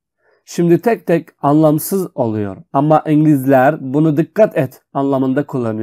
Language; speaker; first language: Turkish; non-native, fluent; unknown